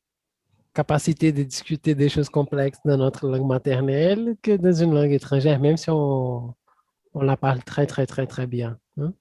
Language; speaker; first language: French; non-native, fluent; Portuguese